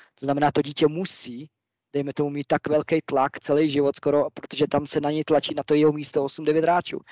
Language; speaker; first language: Czech; early bilingual, other home language; German